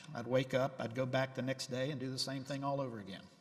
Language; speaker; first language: English; native; English